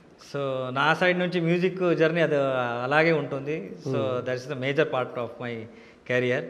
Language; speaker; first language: Telugu; non-native, local second language; Kannada